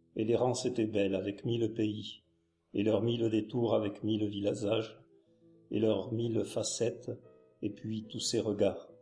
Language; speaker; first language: French; native; French